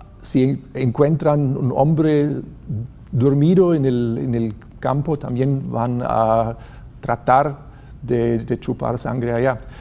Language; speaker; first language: Spanish; non-native, fluent; German